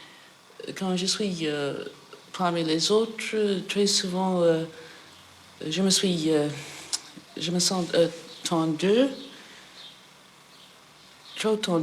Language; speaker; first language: French; non-native, fluent; English